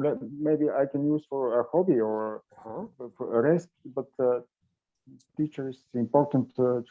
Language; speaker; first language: English; non-native, learner; Bulgarian